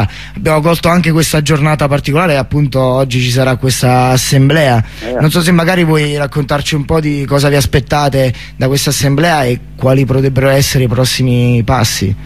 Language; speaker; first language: Italian; native; Italian